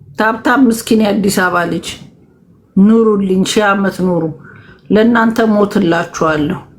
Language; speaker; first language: Amharic; native; Amharic